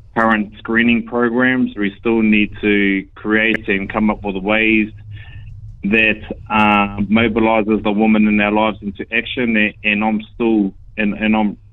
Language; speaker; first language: English; native; English